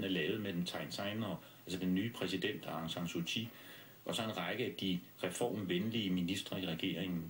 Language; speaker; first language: Danish; native; Danish